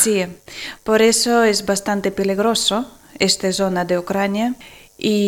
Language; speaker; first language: Spanish; non-native, learner; Ukrainian